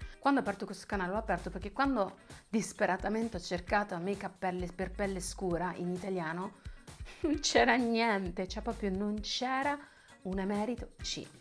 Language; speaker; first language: Italian; native; Italian